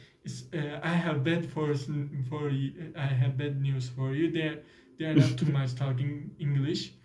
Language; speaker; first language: English; non-native, learner; Turkish